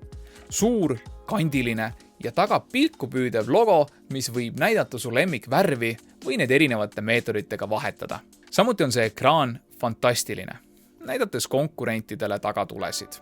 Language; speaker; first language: Estonian; native; Estonian